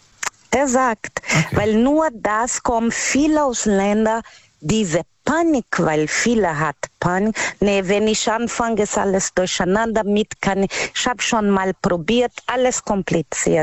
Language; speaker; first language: German; non-native, learner; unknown